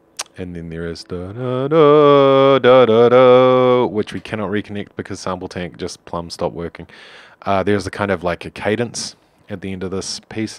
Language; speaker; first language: English; native; English